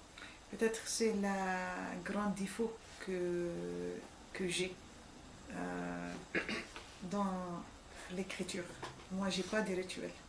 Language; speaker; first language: French; non-native, fluent; Arabic